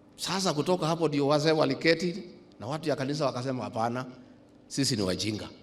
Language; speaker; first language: Swahili; non-native, local second language; Kikuyu